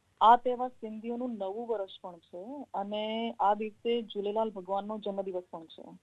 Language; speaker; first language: Gujarati; non-native, local second language; Sindhi